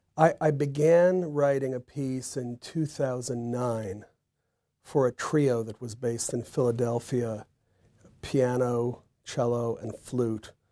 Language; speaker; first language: English; native; English